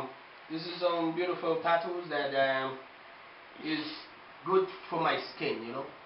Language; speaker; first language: English; native; English